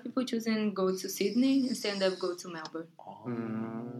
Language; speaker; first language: English; non-native, learner; Portuguese